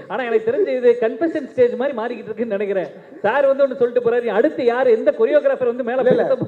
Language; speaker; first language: Tamil; native; Tamil